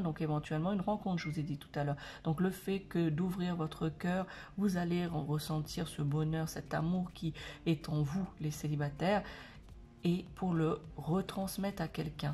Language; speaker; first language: French; native; French